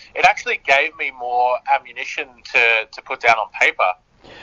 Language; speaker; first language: English; native; English